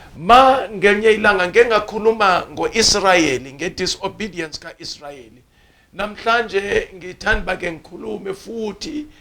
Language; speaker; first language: Zulu; non-native, local second language; Xhosa